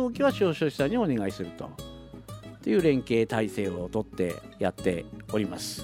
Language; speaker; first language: Japanese; native; Japanese